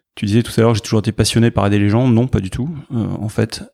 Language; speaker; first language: French; native; French